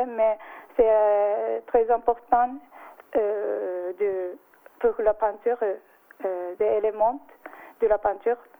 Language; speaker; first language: French; non-native, learner; Japanese